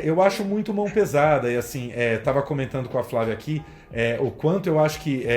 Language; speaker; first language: Portuguese; native; Portuguese